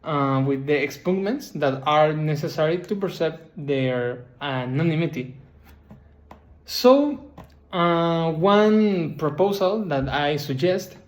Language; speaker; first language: English; non-native, learner; Spanish